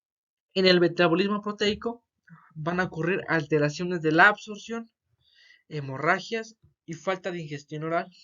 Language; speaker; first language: Spanish; native; Spanish